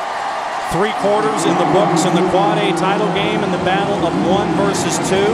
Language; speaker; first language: English; native; English